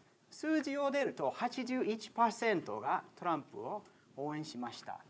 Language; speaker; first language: Japanese; non-native, fluent; English